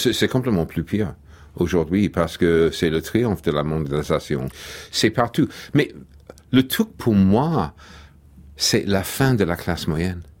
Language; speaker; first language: French; non-native, fluent; English